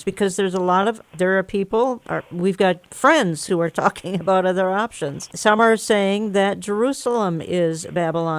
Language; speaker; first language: English; native; English